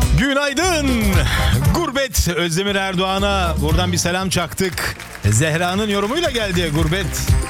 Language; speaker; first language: Turkish; early bilingual, heritage; Turkish